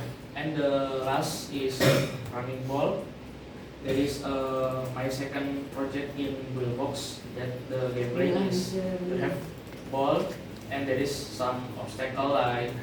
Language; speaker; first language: English; non-native, learner; Indonesian